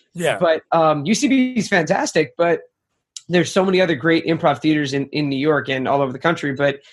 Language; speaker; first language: English; native; English